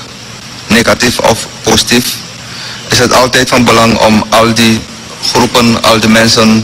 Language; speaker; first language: Dutch; non-native, local second language; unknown